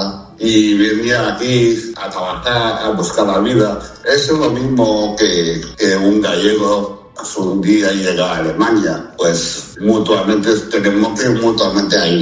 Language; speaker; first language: Spanish; non-native, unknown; Chinese